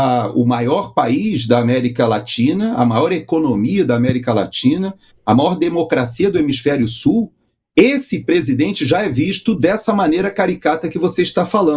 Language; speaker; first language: Portuguese; native; Portuguese